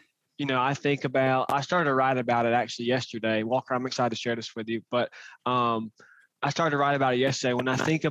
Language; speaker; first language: English; native; English